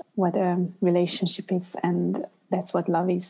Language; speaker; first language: English; non-native, fluent; Hungarian